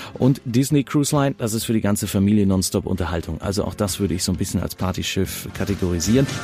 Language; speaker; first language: German; native; German